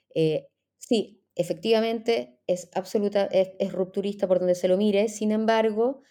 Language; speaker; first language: Spanish; native; Spanish